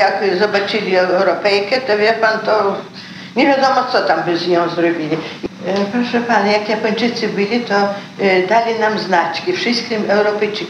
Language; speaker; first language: Polish; early bilingual, heritage; Polish